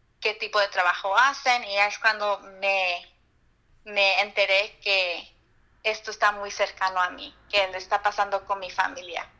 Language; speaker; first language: Spanish; early bilingual, heritage; Spanish